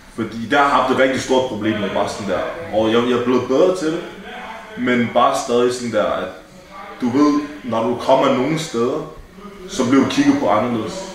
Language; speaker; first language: Danish; early bilingual, other home language; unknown